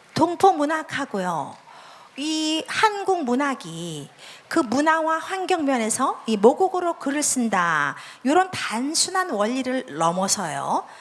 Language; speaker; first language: Korean; native; Korean